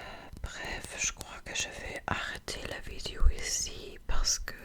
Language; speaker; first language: French; non-native, fluent; German